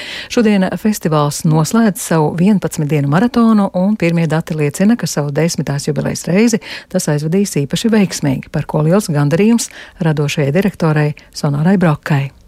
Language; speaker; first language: Latvian; native; Latvian